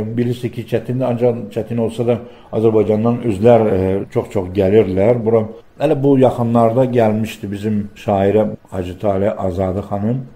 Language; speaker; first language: Azerbaijani; native; Azerbaijani